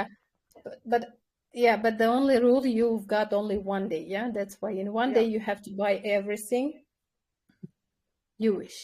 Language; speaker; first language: English; non-native, fluent; Kyrgyz